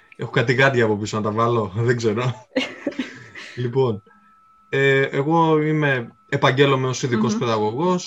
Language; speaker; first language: Greek; native; Greek